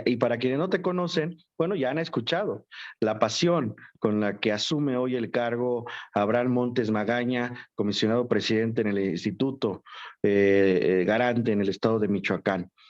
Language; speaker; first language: Spanish; native; Spanish